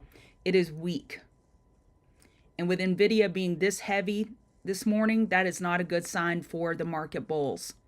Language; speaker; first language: English; native; English